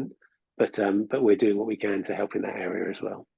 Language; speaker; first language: English; native; English